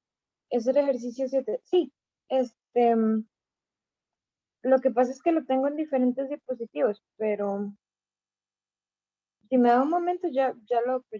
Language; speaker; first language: Spanish; native; Spanish